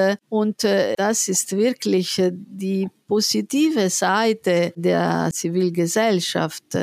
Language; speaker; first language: German; non-native, fluent; Italian